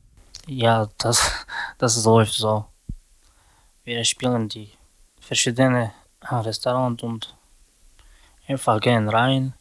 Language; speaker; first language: German; non-native, learner; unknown